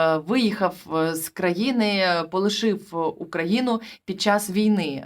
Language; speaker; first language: Ukrainian; native; Ukrainian